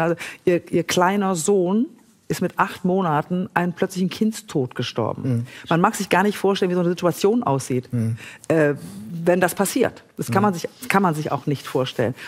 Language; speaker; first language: German; native; German